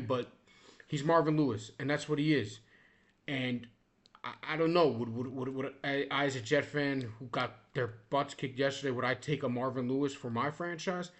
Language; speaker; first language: English; native; English